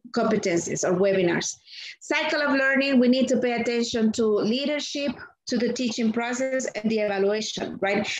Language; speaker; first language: English; non-native, fluent; Spanish